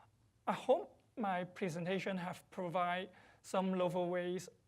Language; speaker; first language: English; non-native, fluent; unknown